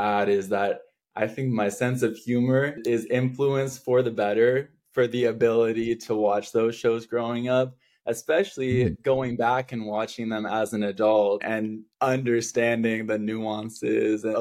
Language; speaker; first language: English; native; English